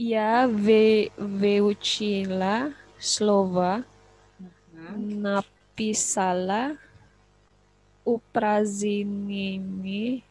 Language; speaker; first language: Russian; non-native, learner; Indonesian